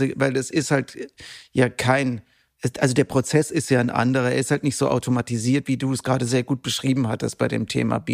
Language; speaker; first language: German; native; German